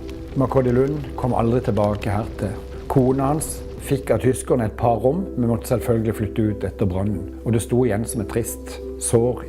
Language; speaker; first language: Norwegian; native; Norwegian